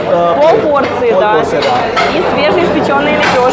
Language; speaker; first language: Russian; native; Russian